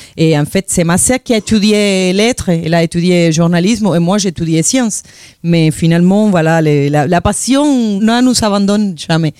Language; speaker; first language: French; non-native, fluent; Spanish